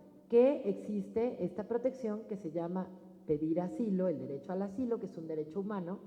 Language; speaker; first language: Spanish; native; Spanish